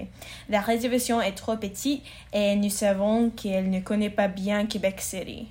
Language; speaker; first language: French; non-native, learner; English